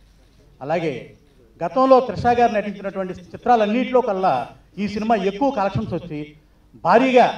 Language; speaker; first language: Telugu; native; Telugu